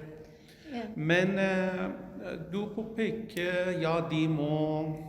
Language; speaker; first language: Norwegian; non-native, learner; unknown